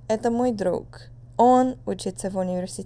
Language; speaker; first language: Russian; non-native, fluent; English